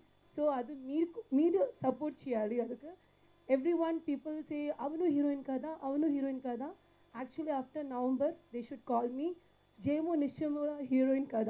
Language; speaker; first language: Telugu; non-native, learner; Malayalam